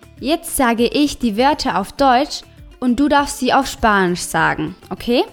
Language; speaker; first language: German; non-native, fluent; Spanish